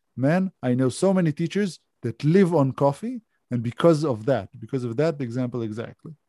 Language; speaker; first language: English; non-native, fluent; Hebrew